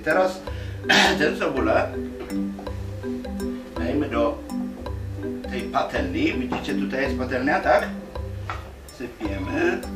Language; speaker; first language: Polish; non-native, fluent; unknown